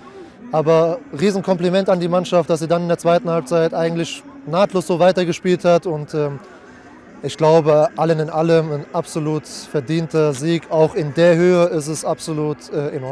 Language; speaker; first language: German; native; German